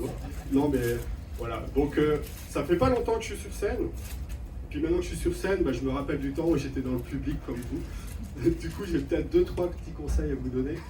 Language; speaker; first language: French; native; French